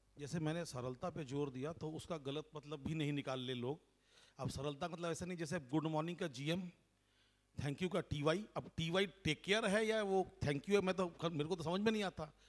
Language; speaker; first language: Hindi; non-native, local second language; Bangla